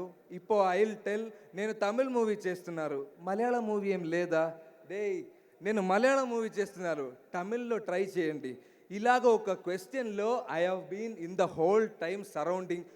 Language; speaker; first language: Telugu; non-native, learner; Malayalam